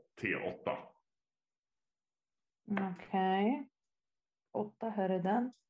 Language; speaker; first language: Swedish; non-native, fluent; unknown